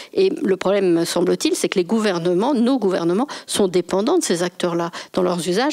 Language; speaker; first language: French; native; French